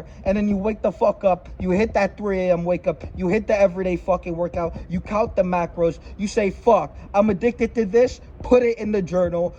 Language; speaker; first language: English; native; English